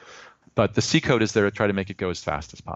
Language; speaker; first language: English; native; English